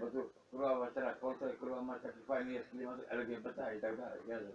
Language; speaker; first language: Polish; native; Polish